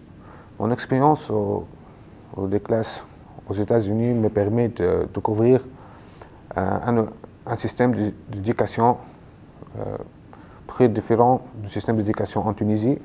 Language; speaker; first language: French; non-native, local second language; Arabic